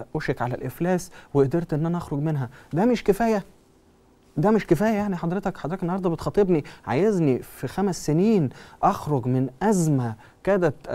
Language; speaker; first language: Arabic; native; Arabic